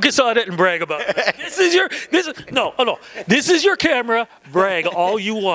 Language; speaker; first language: English; native; English